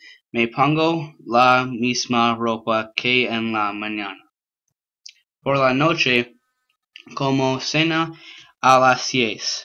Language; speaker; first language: Spanish; non-native, learner; English